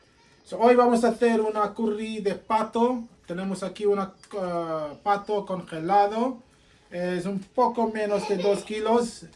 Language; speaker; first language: Spanish; non-native, fluent; Sylheti